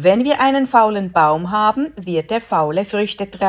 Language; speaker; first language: German; native; German